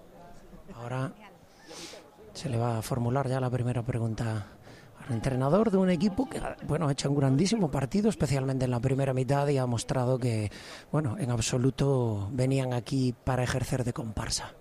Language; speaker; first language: Spanish; native; Spanish